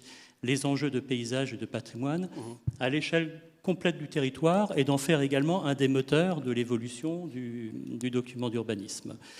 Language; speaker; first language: French; native; French